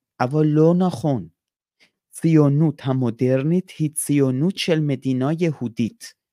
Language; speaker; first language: Hebrew; non-native, fluent; Persian